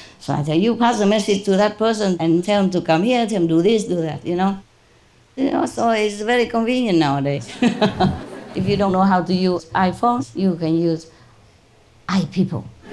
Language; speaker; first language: English; non-native, fluent; Vietnamese